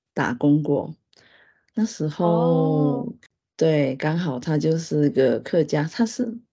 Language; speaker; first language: Chinese; non-native, local second language; Hakka Chinese